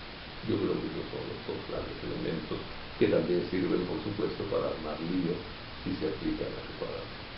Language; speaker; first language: Spanish; native; Spanish